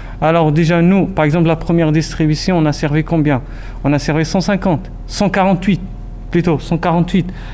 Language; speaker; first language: French; non-native, local second language; Arabic